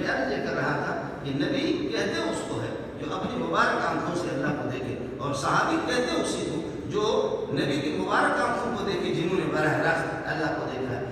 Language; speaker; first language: Urdu; non-native, local second language; Baluchi